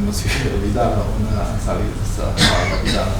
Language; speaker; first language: French; non-native, learner; Chinese